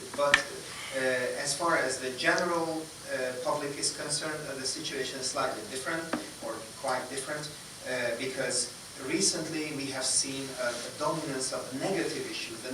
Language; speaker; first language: English; non-native, fluent; Hungarian